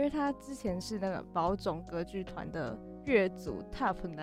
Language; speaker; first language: Chinese; native; Chinese